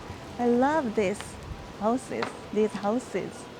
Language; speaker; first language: English; non-native, fluent; Japanese